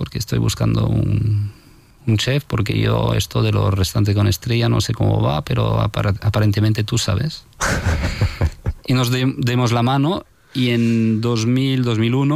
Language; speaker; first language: Spanish; non-native, fluent; French